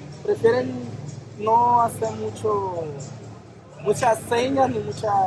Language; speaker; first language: Spanish; native; Spanish